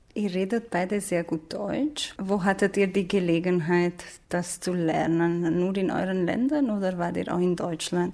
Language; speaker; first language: German; native; German